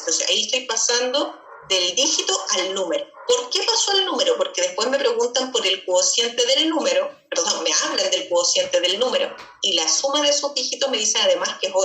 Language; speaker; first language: Spanish; native; Spanish